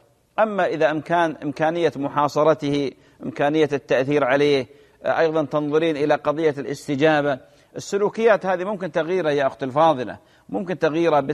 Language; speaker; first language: Arabic; native; Arabic